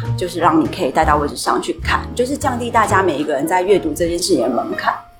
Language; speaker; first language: Chinese; native; Chinese